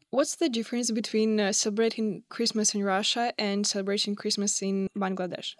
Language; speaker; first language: English; non-native, fluent; Russian